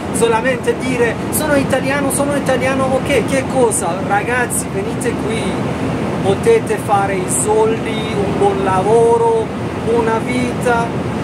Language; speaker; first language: Italian; non-native, learner; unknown